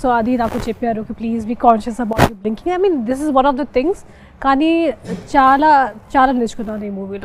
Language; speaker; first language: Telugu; non-native, learner; Hindi